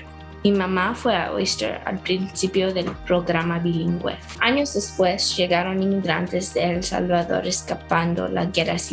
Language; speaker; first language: Spanish; early bilingual, heritage; Spanish